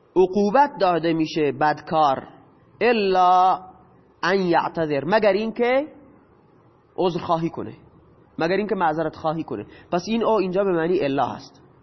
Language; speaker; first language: Persian; non-native, local second language; Baluchi